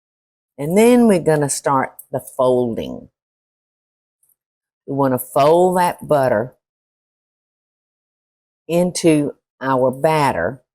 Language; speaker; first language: English; native; English